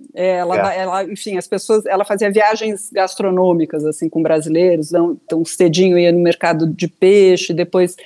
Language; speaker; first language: Portuguese; native; Portuguese